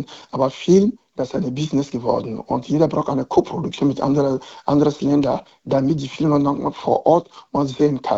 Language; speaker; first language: German; non-native, learner; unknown